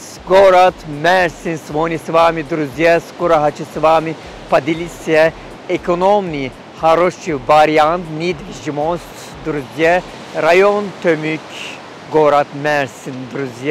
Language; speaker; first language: Russian; non-native, learner; Turkish